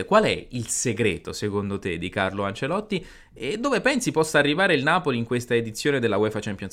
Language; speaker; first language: Italian; native; Italian